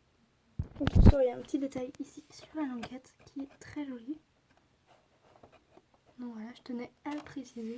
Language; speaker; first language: French; native; French